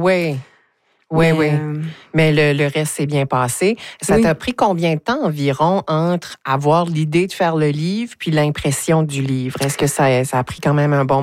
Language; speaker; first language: French; native; French